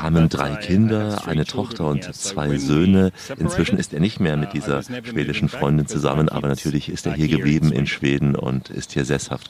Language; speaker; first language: German; native; German